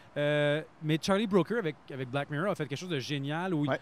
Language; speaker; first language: French; native; French